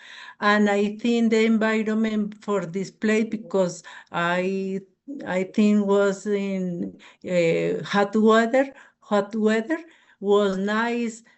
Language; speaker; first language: English; non-native, learner; Spanish